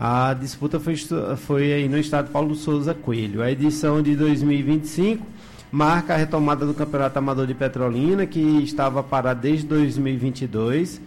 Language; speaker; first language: Portuguese; native; Portuguese